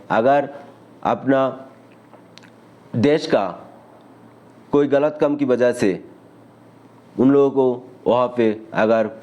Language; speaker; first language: Hindi; non-native, local second language; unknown